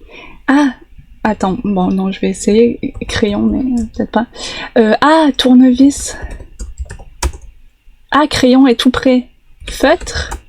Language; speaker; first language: French; native; French